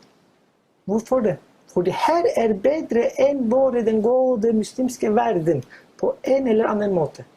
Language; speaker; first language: Norwegian; non-native, fluent; Turkish